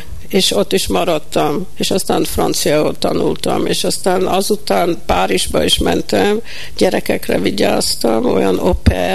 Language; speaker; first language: Hungarian; early bilingual, heritage; Hungarian